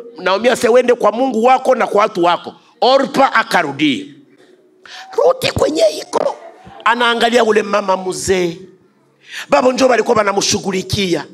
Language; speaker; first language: Swahili; non-native, local second language; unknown